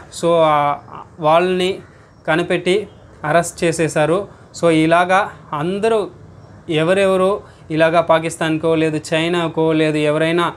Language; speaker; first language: Telugu; non-native, learner; Tamil